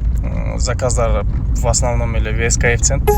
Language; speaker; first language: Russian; non-native, local second language; Kyrgyz